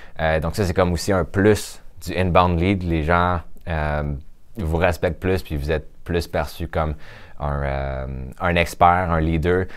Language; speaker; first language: French; native; French